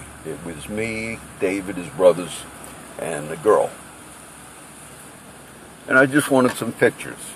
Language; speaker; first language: English; native; English